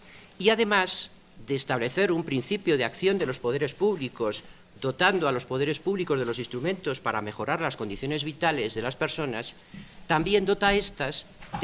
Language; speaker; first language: Spanish; native; Spanish